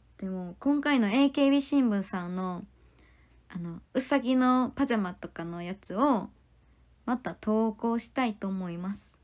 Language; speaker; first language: Japanese; non-native, fluent; Korean